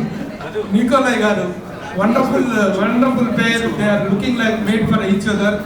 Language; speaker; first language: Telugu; native; Telugu